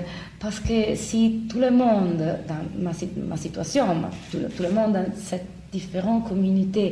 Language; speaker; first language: French; non-native, fluent; Italian